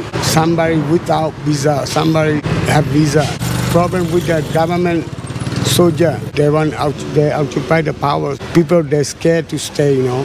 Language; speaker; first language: English; non-native, learner; Burmese